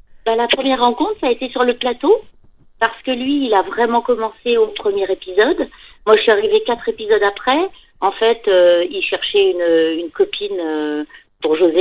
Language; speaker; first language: French; native; French